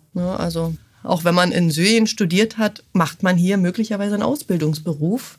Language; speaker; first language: German; native; German